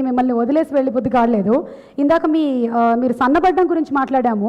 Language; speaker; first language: Telugu; native; Telugu